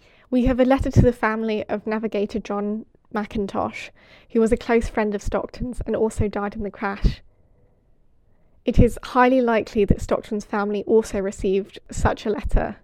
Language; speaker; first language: English; native; English